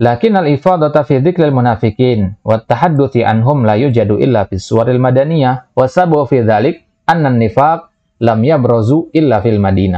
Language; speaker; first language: Arabic; non-native, fluent; Indonesian